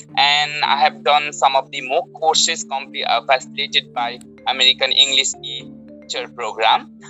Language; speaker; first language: English; non-native, local second language; Nepali